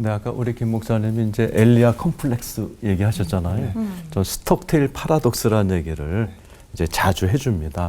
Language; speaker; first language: Korean; native; Korean